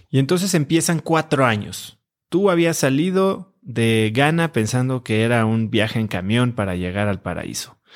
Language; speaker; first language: Spanish; native; Spanish